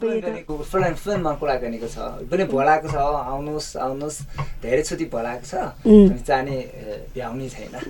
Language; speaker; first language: Nepali; non-native, learner; Chinese